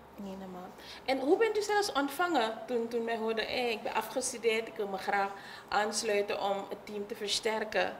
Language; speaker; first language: Dutch; native; Dutch